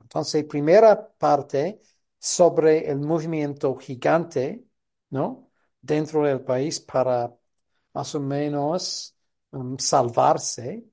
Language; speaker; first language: Spanish; non-native, fluent; English